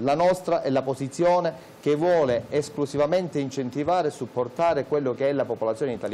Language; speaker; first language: Italian; native; Italian